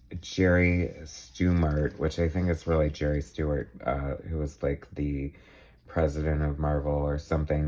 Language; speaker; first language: English; native; English